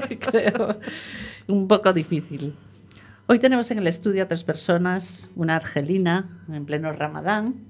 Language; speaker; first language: Spanish; native; Spanish